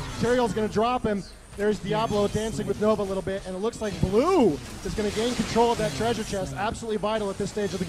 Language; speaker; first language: English; native; English